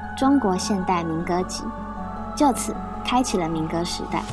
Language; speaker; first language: Chinese; native; Chinese